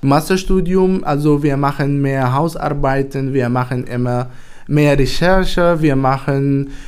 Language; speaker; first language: German; non-native, fluent; Arabic